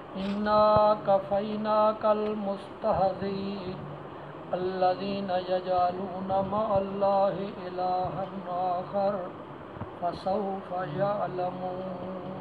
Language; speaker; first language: Urdu; non-native, local second language; Punjabi